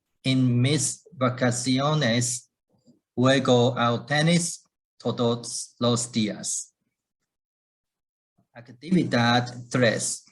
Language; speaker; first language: Spanish; non-native, learner; Chinese